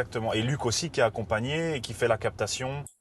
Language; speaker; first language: French; native; French